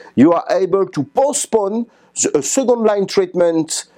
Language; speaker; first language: English; non-native, fluent; French